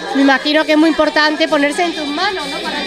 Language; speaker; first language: Spanish; native; Spanish